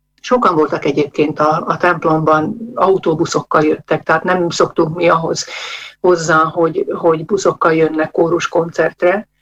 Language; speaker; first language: Hungarian; native; Hungarian